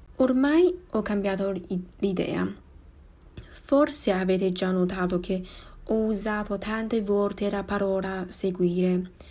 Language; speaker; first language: Italian; non-native, fluent; Chinese